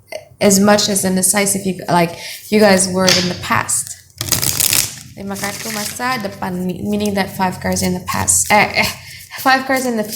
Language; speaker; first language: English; non-native, fluent; Indonesian